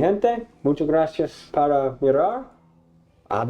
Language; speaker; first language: Spanish; non-native, learner; English